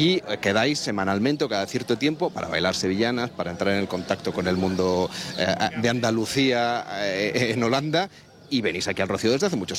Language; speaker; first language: Spanish; native; Spanish